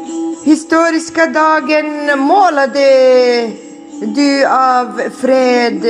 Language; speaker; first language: Swedish; non-native, learner; Kurdish